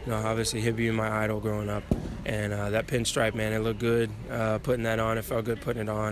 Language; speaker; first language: English; native; English